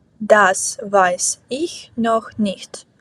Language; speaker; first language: German; non-native, fluent; Ukrainian